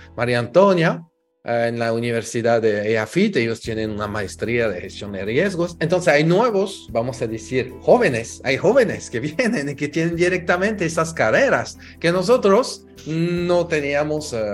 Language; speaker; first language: Spanish; non-native, fluent; French